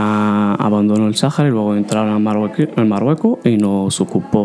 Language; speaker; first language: Spanish; non-native, fluent; Arabic